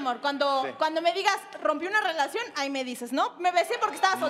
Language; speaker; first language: Spanish; native; Spanish